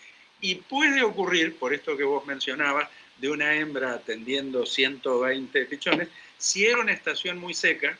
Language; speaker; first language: Spanish; native; Spanish